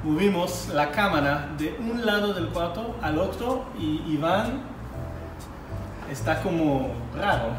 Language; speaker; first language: Spanish; non-native, fluent; Hebrew